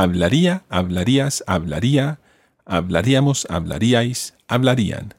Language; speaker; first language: Spanish; non-native, fluent; English